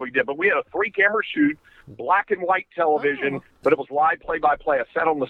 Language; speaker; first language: English; native; English